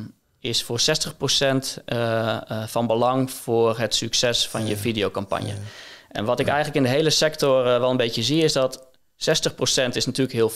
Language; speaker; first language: Dutch; native; Dutch